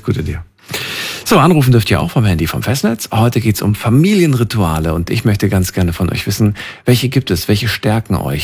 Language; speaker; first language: German; native; German